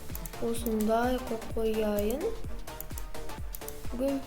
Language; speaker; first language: Kazakh; native; Kazakh